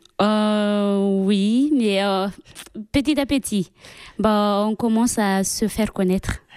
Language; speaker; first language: French; non-native, local second language; Malagasy